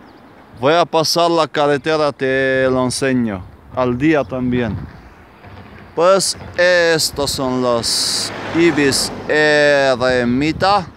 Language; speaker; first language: Spanish; non-native, fluent; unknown